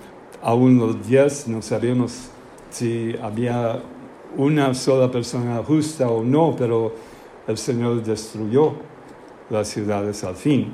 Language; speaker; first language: Spanish; non-native, fluent; English